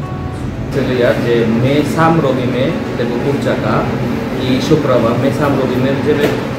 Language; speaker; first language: Polish; non-native, learner; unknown